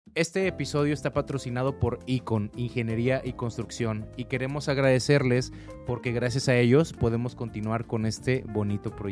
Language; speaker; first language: Spanish; native; Spanish